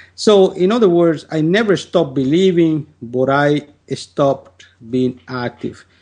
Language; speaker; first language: English; non-native, fluent; Spanish